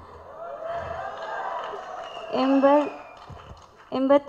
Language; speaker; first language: Tamil; non-native, learner; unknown